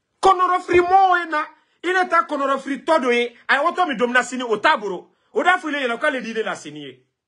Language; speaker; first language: French; non-native, local second language; Mandingo